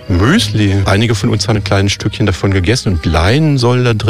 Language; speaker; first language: German; native; German